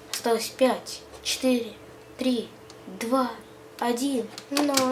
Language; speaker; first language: Russian; native; Russian